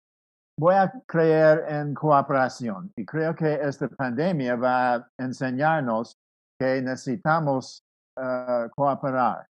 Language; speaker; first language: Spanish; non-native, fluent; English